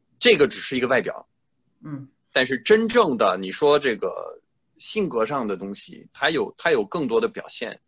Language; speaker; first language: Chinese; non-native, fluent; French